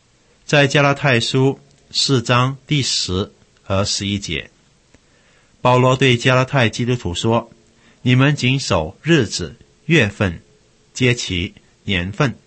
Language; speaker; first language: Chinese; native; Chinese